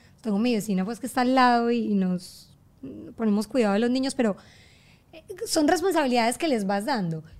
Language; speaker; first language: Spanish; native; Spanish